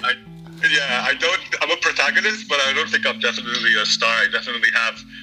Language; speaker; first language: English; early bilingual, other home language; Greek